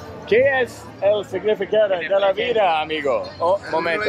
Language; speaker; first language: Spanish; non-native, learner; English